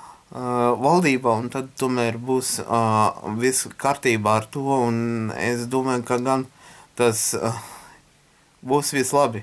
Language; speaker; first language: Latvian; non-native, local second language; Russian